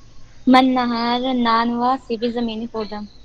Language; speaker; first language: Persian; non-native, learner; Urdu